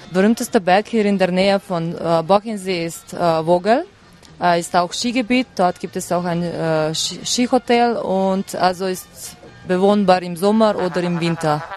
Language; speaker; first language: German; non-native, learner; Slovenian